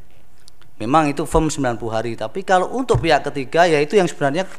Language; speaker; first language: Indonesian; native; Indonesian